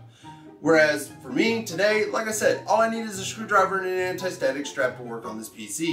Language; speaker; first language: English; native; English